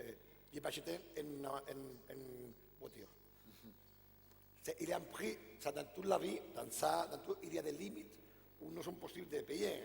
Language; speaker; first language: French; non-native, fluent; Catalan